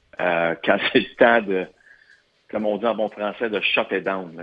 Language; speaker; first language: French; native; French